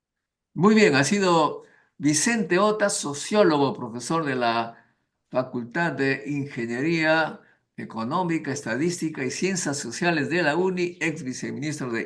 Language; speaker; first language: Spanish; native; Spanish